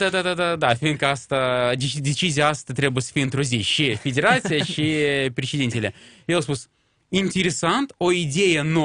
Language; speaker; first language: Romanian; non-native, local second language; Russian